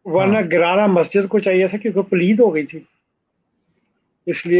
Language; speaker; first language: Urdu; native; Urdu